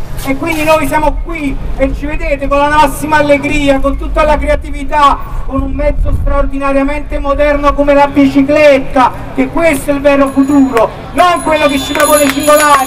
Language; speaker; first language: Italian; native; Italian